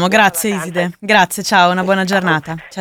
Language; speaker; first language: Italian; native; Italian